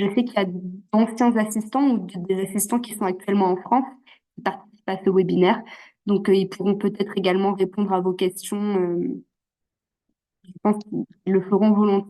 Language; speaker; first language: French; native; French